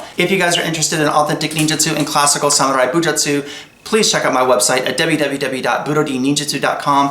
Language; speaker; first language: English; native; English